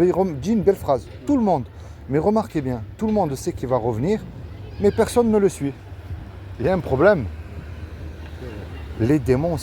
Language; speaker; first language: French; native; French